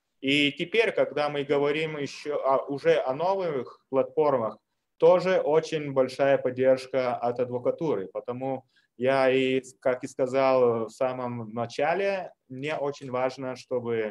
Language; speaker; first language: Russian; non-native, fluent; Lithuanian